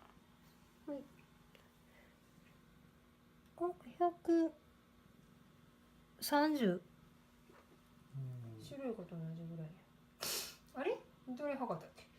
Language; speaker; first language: Japanese; native; Japanese